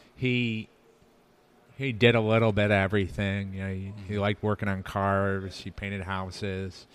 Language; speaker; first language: English; native; English